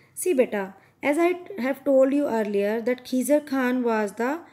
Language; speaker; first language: English; non-native, local second language; Hindi